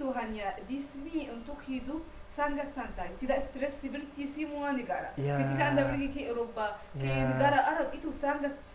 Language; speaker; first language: Indonesian; non-native, learner; Arabic